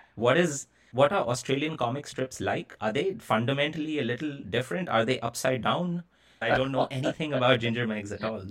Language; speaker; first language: English; non-native, local second language; Bangla